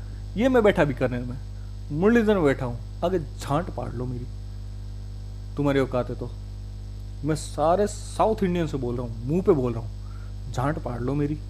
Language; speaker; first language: Hindi; native; Hindi